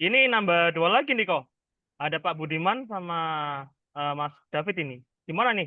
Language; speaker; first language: Indonesian; native; Indonesian